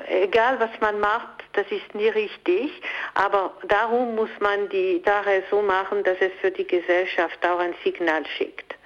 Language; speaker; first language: German; non-native, local second language; French